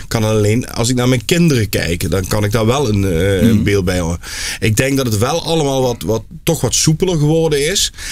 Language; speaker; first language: Dutch; native; Dutch